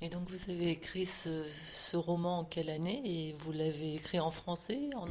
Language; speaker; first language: French; native; French